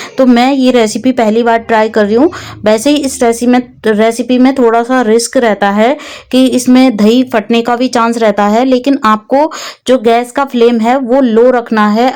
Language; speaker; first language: Hindi; native; Hindi